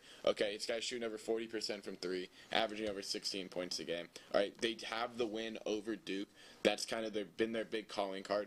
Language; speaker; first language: English; native; English